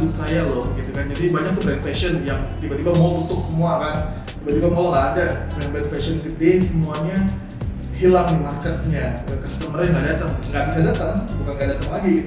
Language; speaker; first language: Indonesian; native; Indonesian